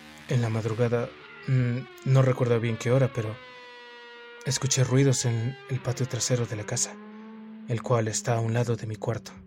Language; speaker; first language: Spanish; native; Spanish